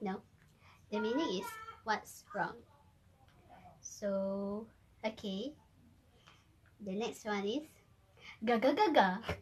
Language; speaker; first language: English; non-native, local second language; Malay